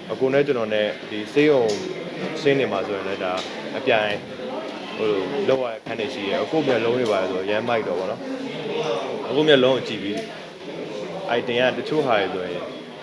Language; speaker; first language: Burmese; native; Burmese